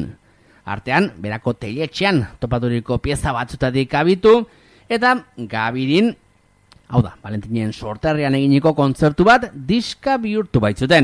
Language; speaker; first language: Basque; native; Basque